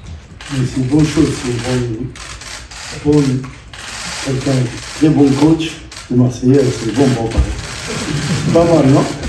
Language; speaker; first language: French; non-native, learner; Arabic